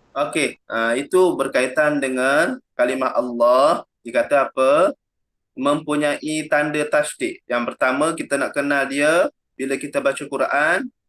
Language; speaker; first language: Malay; native; Malay